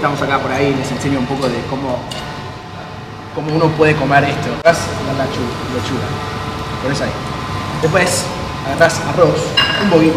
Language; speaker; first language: Spanish; non-native, fluent; English